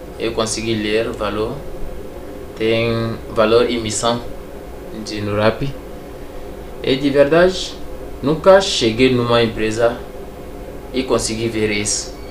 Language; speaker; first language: Portuguese; non-native, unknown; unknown